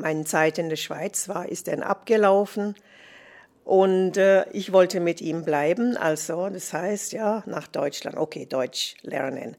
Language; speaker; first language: German; non-native, fluent; English